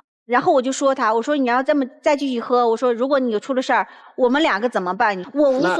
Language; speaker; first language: Chinese; native; Chinese